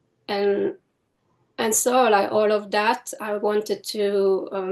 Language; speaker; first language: English; non-native, fluent; Italian